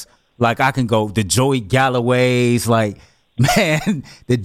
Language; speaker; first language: English; native; English